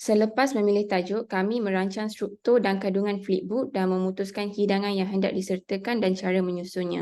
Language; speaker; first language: Malay; native; Malay